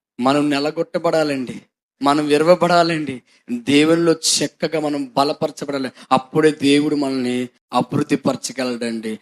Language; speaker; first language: Telugu; non-native, local second language; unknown